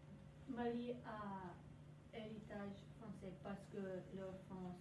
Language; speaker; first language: French; non-native, learner; English